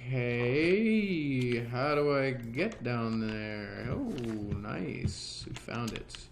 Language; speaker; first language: English; native; English